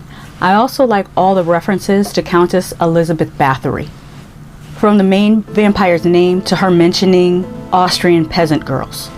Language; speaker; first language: English; native; English